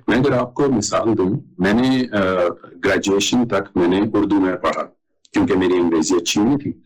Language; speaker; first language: Urdu; native; Urdu